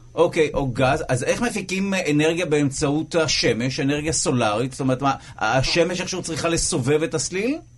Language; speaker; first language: Hebrew; native; Hebrew